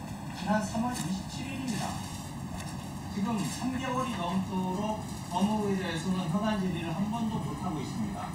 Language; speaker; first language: Korean; native; Korean